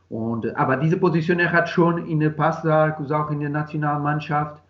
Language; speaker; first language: German; non-native, learner; Portuguese